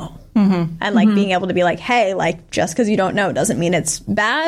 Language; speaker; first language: English; native; English